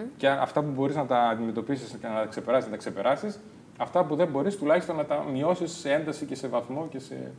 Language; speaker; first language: Greek; native; Greek